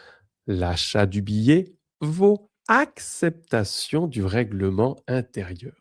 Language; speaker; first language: French; native; French